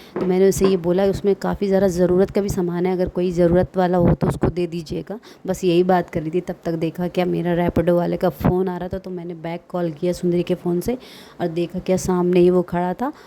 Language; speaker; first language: Hindi; native; Hindi